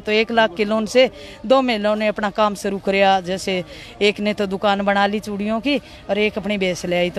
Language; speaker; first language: Hindi; native; Hindi